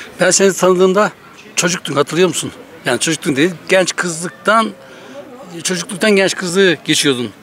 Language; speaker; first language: Turkish; native; Turkish